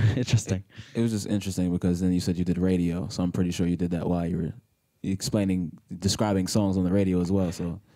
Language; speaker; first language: English; native; English